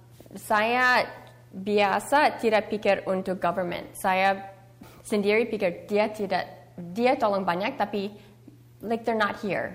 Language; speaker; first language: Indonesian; early bilingual, heritage; Indonesian